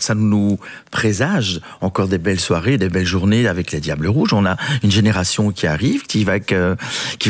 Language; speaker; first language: French; native; French